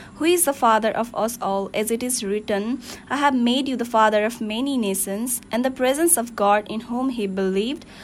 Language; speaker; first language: English; non-native, local second language; Nepali